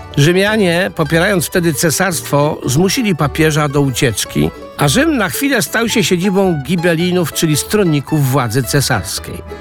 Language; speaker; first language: Polish; native; Polish